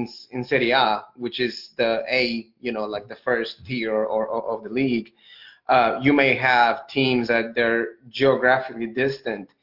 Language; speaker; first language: English; non-native, fluent; Spanish